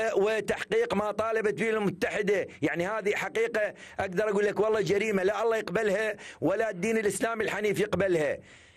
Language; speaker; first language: Arabic; native; Arabic